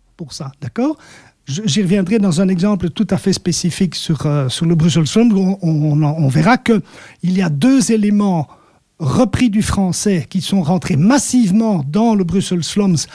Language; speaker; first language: French; non-native, local second language; Dutch